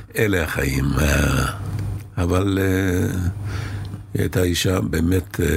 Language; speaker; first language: Hebrew; early bilingual, other home language; Arabic